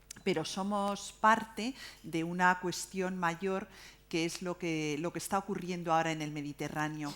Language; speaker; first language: Spanish; native; Spanish